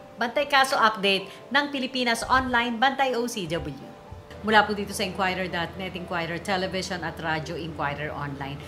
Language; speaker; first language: Filipino; native; Filipino